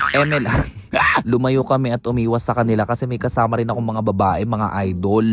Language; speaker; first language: Filipino; native; Filipino